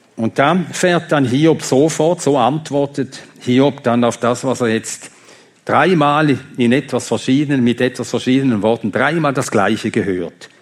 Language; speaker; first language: German; non-native, fluent; Swedish